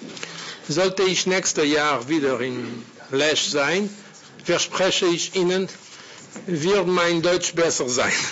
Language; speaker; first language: German; non-native, learner; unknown